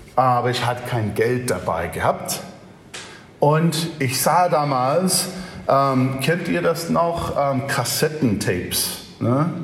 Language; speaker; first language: German; non-native, fluent; English